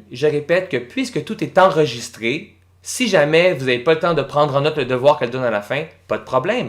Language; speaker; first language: French; native; French